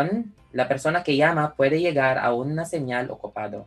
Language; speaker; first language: Spanish; non-native, learner; Filipino